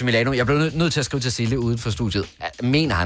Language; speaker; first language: Danish; native; Danish